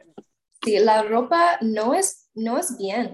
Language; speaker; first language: Spanish; non-native, learner; English